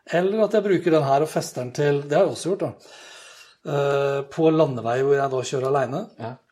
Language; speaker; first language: Norwegian; native; Norwegian